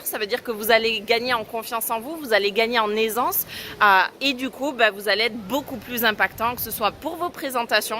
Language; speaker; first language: French; native; French